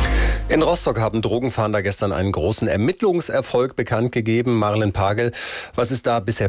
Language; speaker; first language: German; native; German